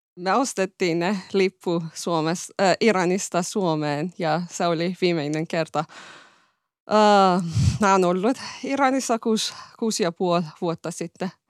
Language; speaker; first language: Finnish; non-native, learner; Persian